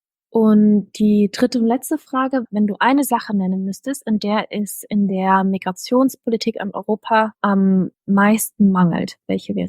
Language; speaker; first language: German; native; German